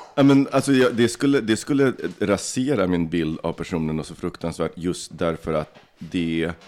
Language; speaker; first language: Swedish; early bilingual, other home language; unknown